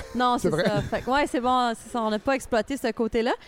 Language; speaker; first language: French; native; French